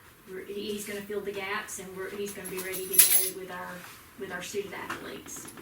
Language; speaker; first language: English; native; English